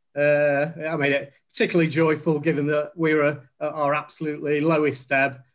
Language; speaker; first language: English; native; English